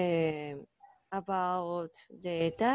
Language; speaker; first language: English; non-native, learner; Spanish